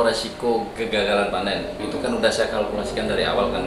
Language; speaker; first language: Indonesian; native; Indonesian